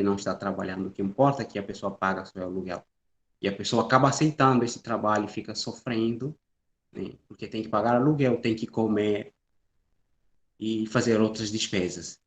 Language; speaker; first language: Portuguese; non-native, local second language; Upper Guinea Crioulo